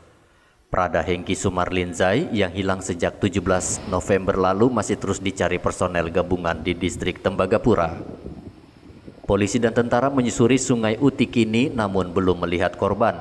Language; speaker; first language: Indonesian; native; Indonesian